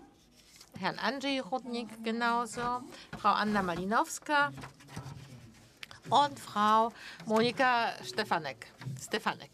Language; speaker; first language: German; non-native, fluent; Polish